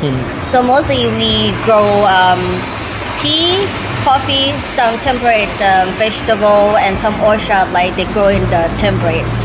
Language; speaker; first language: English; non-native, learner; Thai